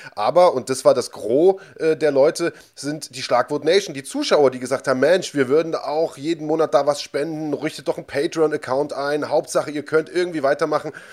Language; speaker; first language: German; native; German